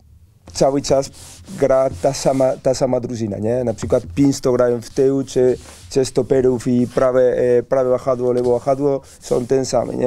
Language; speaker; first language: Polish; non-native, learner; Spanish